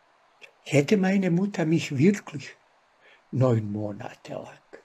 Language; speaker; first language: German; non-native, fluent; Bosnian